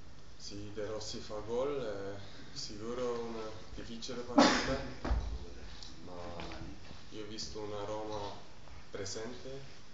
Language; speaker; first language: Italian; non-native, learner; German